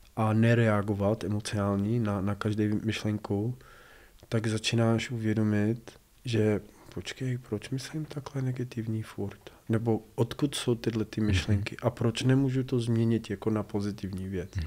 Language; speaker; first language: Czech; non-native, fluent; English